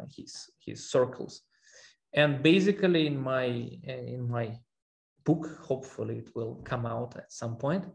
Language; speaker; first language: English; non-native, fluent; Armenian